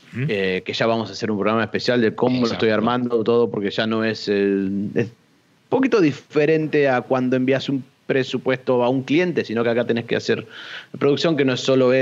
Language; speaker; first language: Spanish; native; Spanish